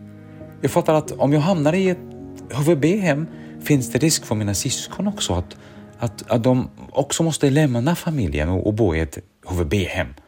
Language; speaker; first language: Swedish; early bilingual, other home language; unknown